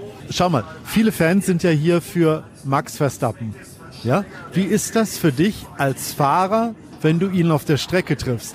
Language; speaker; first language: German; native; German